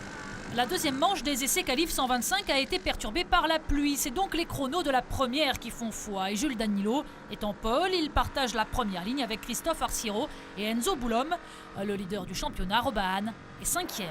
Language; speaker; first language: French; native; French